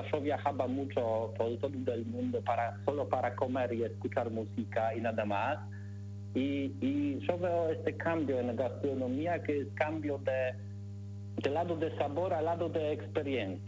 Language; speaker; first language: Spanish; non-native, learner; Polish